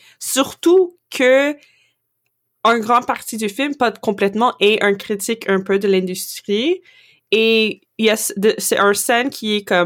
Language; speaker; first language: French; non-native, local second language; English